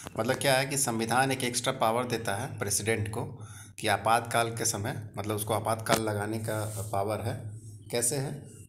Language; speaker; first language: Hindi; native; Hindi